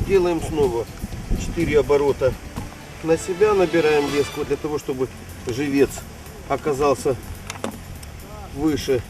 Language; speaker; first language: Russian; native; Russian